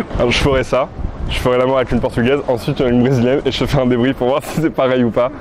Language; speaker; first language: French; early bilingual, other home language; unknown